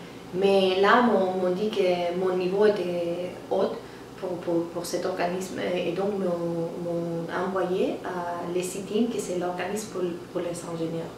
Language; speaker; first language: French; non-native, learner; Spanish